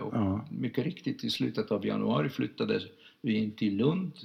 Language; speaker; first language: Swedish; non-native, fluent; Hungarian